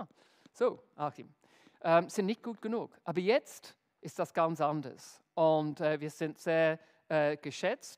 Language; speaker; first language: German; non-native, fluent; English